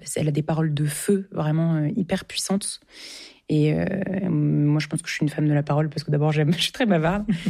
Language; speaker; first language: French; native; French